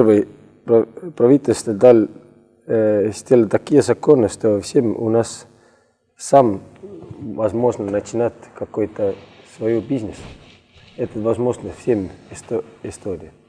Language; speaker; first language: Russian; non-native, learner; Estonian